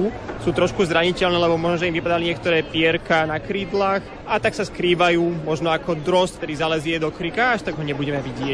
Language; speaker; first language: Slovak; native; Slovak